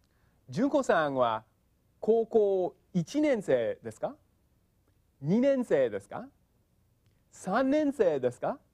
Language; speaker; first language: Japanese; non-native, fluent; English